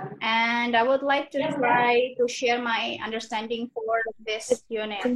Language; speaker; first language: English; non-native, local second language; Indonesian